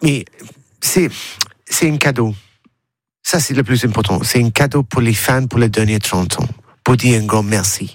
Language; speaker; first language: French; non-native, learner; English